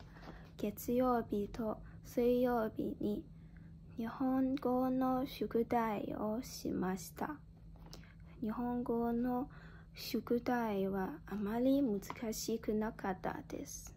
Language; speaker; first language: Japanese; non-native, learner; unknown